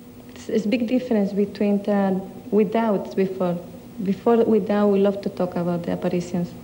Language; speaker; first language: English; non-native, learner; Spanish